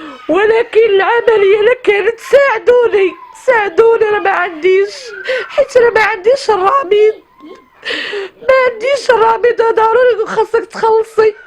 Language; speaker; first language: Arabic; native; Arabic